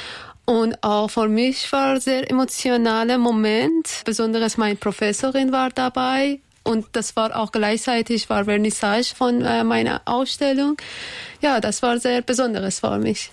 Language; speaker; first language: German; non-native, fluent; Persian